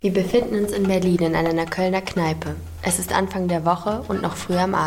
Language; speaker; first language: German; native; German